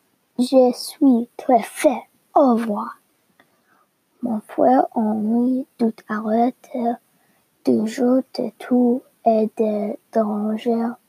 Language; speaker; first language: French; non-native, learner; English